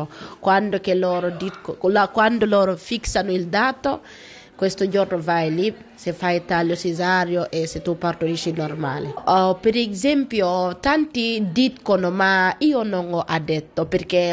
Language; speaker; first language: Italian; non-native, learner; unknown